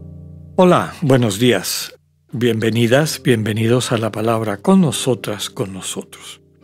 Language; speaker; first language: Spanish; native; Spanish